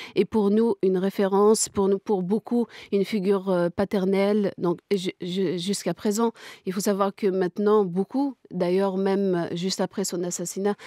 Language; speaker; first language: French; non-native, local second language; Kabyle